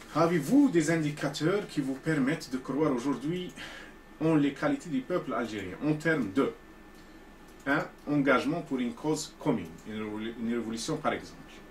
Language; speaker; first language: French; non-native, local second language; Arabic